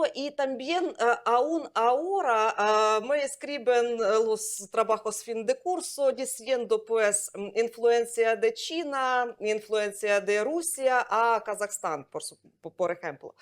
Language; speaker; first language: Spanish; non-native, fluent; Ukrainian